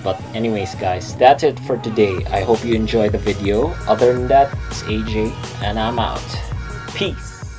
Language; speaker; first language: English; non-native, local second language; Cebuano